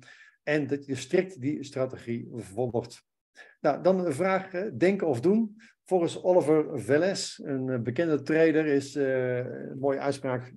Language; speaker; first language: Dutch; native; Dutch